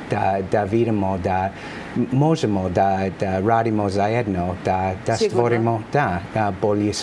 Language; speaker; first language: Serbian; non-native, learner; English